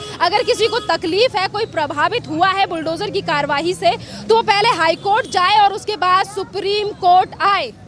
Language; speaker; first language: Hindi; native; Hindi